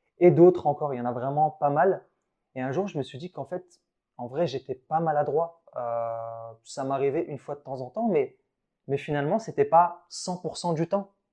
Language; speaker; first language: French; early bilingual, other home language; Arabic